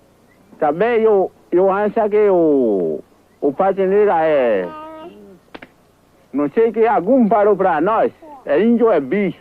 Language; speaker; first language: Portuguese; non-native, local second language; Kayapó